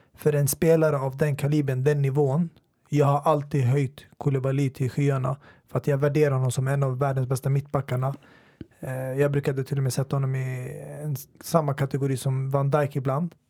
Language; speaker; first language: Swedish; native; Swedish